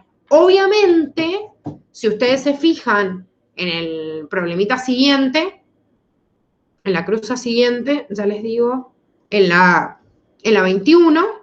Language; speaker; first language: Spanish; native; Spanish